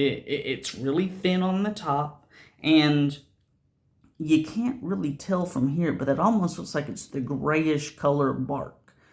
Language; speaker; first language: English; native; English